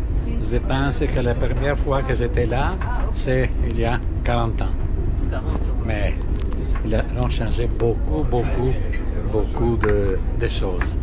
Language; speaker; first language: French; non-native, learner; Italian